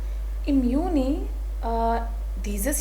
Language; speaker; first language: German; non-native, fluent; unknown